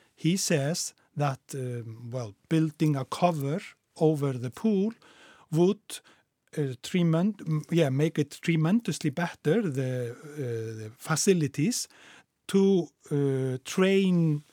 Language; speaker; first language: English; non-native, fluent; Icelandic